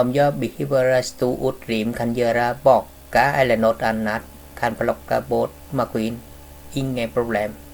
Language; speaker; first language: Swedish; non-native, learner; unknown